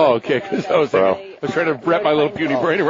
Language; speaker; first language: English; native; English